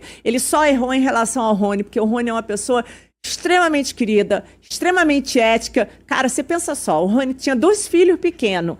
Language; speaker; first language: Portuguese; native; Portuguese